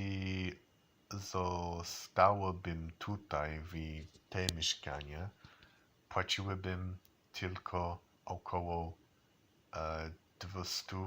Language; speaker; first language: Polish; non-native, learner; English